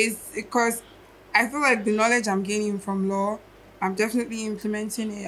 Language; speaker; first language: English; non-native, local second language; Igbo